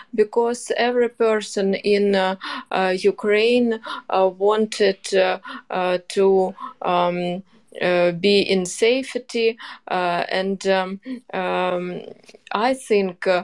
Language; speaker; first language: English; non-native, learner; Ukrainian